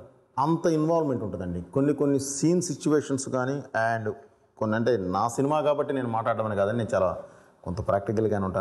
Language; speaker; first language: Telugu; native; Telugu